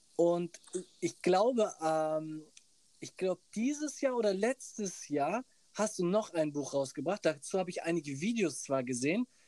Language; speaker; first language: German; early bilingual, other home language; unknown